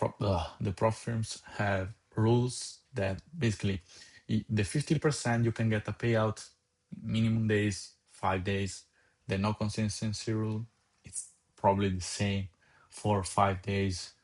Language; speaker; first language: English; non-native, fluent; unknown